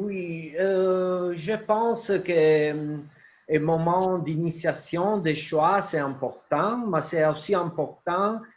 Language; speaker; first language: French; non-native, fluent; Italian